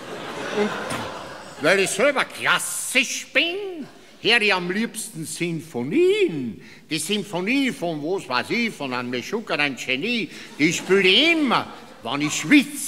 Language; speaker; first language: German; native; German